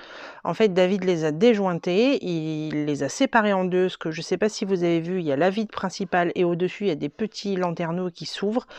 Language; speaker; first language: French; native; French